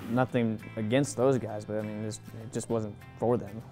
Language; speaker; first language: English; native; English